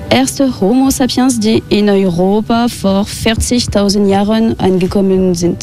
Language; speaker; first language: German; non-native, learner; French